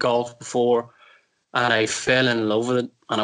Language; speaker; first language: English; native; English